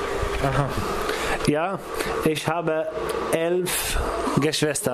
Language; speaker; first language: German; non-native, learner; Kurdish